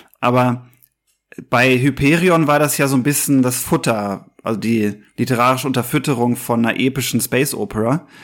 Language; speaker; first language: German; native; German